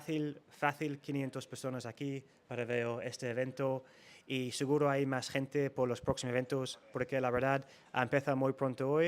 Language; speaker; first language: Spanish; non-native, learner; English